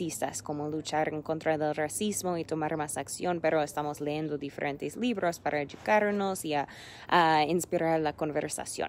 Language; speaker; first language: Spanish; non-native, fluent; English